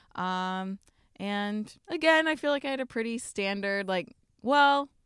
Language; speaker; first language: English; native; English